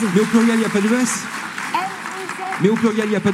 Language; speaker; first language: French; native; French